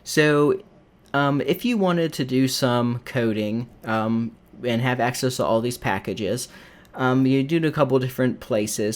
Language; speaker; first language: English; native; English